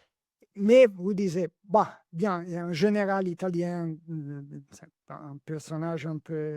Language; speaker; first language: French; non-native, learner; Italian